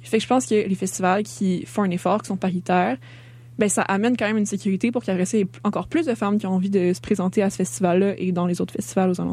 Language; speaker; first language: French; native; French